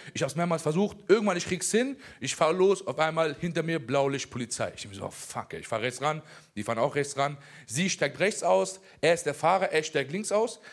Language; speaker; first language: German; early bilingual, other home language; Persian